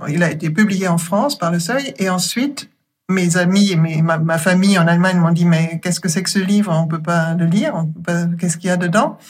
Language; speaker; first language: French; non-native, fluent; German